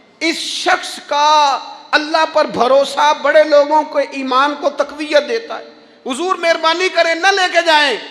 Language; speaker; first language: Urdu; non-native, local second language; Punjabi